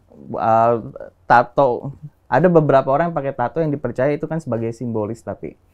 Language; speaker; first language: Indonesian; native; Indonesian